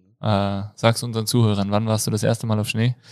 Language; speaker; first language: German; native; German